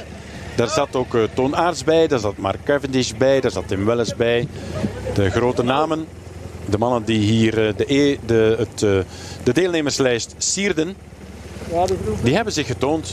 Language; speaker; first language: Dutch; native; Dutch